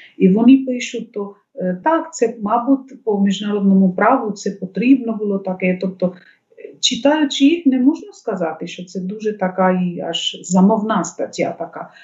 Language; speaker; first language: Ukrainian; non-native, fluent; Bangla